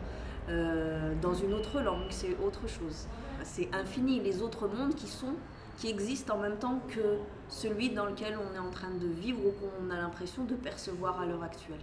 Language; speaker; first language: French; native; French